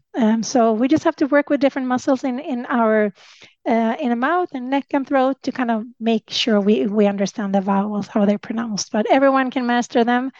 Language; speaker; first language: English; non-native, fluent; Swedish